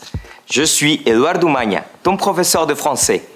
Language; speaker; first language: French; non-native, fluent; Spanish